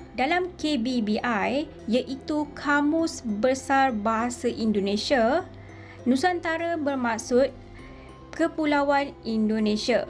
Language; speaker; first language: Malay; native; Malay